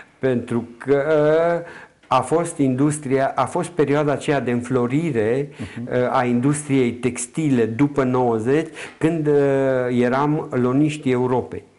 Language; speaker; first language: Romanian; native; Romanian